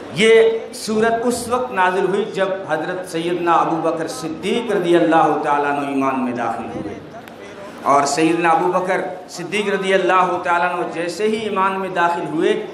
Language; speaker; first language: Urdu; non-native, local second language; Gujarati